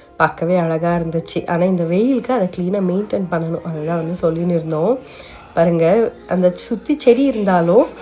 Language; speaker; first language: Tamil; non-native, local second language; Telugu